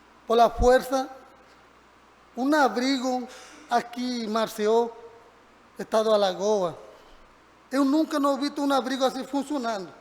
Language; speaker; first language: Portuguese; non-native, learner; Spanish